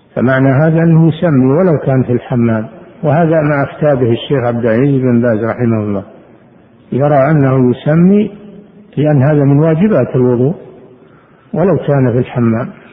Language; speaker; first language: Arabic; native; Arabic